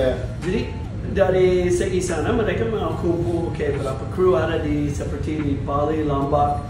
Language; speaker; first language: Indonesian; non-native, fluent; English